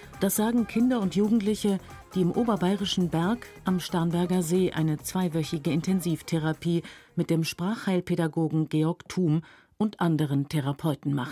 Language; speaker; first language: German; native; German